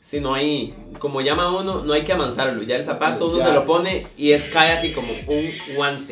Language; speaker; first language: Spanish; native; Spanish